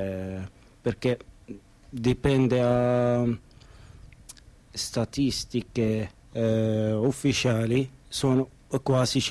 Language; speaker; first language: Italian; non-native, learner; Arabic